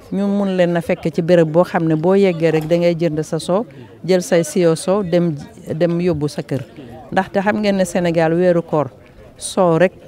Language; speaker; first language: Wolof; non-native, local second language; Fula